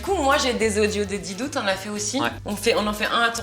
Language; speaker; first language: French; native; French